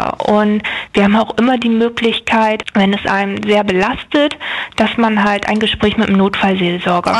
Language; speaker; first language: German; native; German